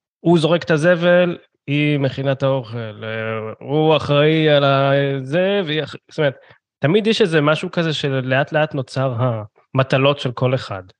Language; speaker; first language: Hebrew; native; Hebrew